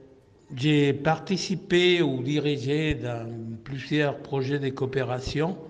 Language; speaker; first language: French; non-native, fluent; Spanish